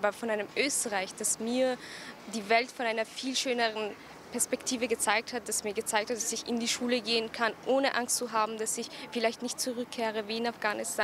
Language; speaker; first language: German; early bilingual, other home language; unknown